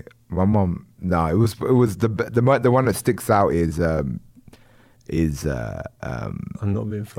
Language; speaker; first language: English; native; English